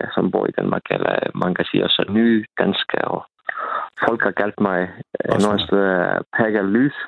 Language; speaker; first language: Danish; non-native, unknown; Estonian